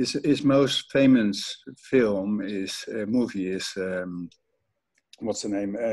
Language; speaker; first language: English; non-native, fluent; Dutch